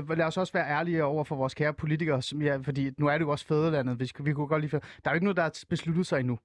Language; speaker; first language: Danish; early bilingual, other home language; Persian